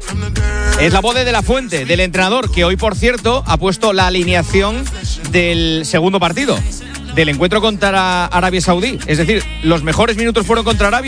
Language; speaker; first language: Spanish; native; Spanish